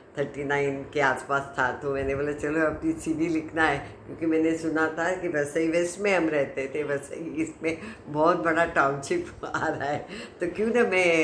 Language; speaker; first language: Hindi; non-native, local second language; Marathi